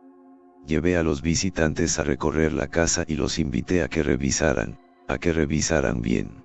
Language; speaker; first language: Spanish; native; Spanish